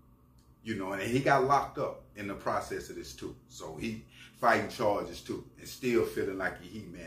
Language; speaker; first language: English; native; English